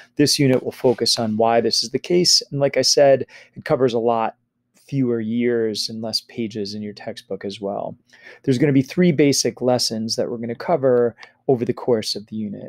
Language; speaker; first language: English; native; English